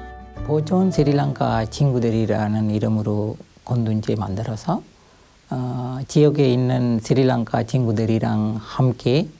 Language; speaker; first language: Korean; non-native, fluent; Sinhala